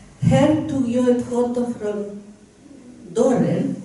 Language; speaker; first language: Swedish; non-native, fluent; Spanish